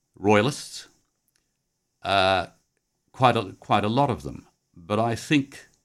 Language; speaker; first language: English; native; English